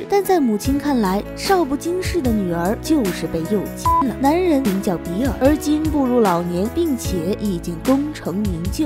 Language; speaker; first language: Chinese; native; Chinese